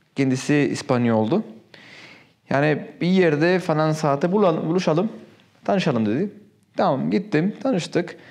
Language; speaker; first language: Turkish; non-native, fluent; Spanish